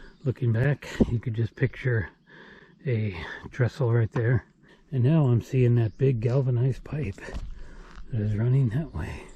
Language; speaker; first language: English; native; English